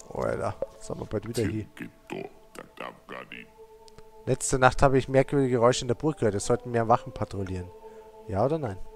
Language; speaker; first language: German; native; German